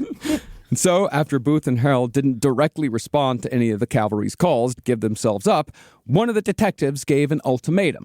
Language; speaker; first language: English; native; English